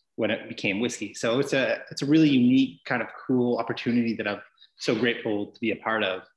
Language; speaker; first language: English; native; English